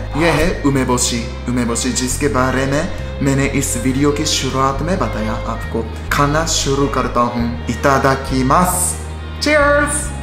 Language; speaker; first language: Hindi; non-native, fluent; Japanese